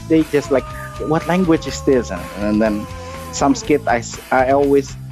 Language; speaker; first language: English; non-native, fluent; Indonesian